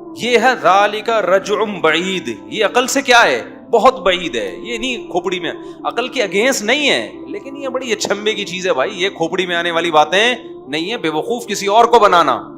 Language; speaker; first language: Urdu; native; Urdu